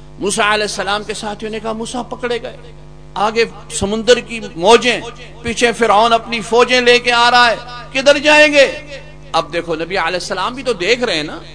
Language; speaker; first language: Urdu; non-native, local second language; Punjabi